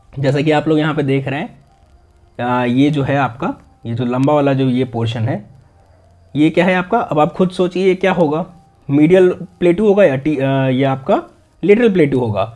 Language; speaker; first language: Hindi; native; Hindi